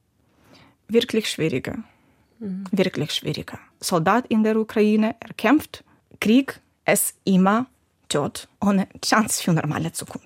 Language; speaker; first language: German; non-native, learner; Ukrainian